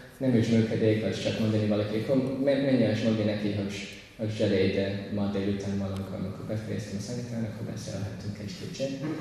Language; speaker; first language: Hungarian; non-native, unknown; English